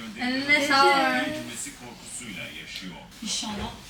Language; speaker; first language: Turkish; non-native, learner; Chinese